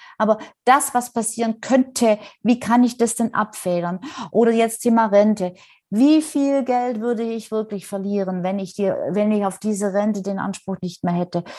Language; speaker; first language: German; native; German